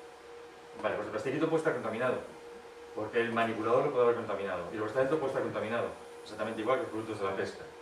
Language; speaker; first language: Spanish; native; Spanish